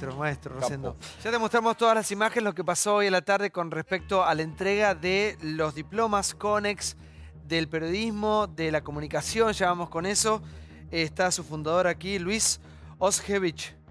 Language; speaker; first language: Spanish; native; Spanish